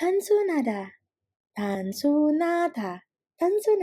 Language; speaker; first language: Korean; non-native, fluent; Indonesian